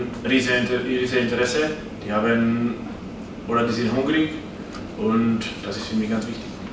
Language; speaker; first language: German; non-native, fluent; Slovak